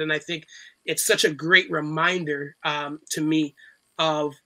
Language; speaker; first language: English; native; English